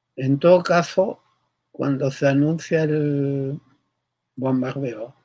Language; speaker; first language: Spanish; early bilingual, other home language; German